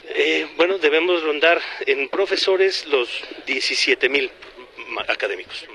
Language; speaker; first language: Spanish; native; Spanish